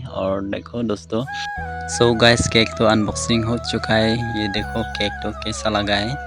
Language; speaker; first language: Hindi; non-native, local second language; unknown